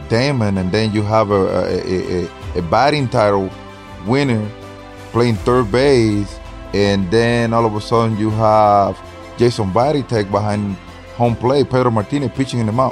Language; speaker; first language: English; non-native, fluent; Spanish